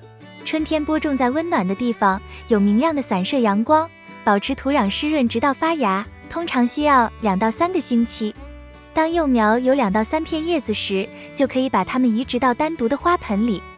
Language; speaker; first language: Chinese; native; Chinese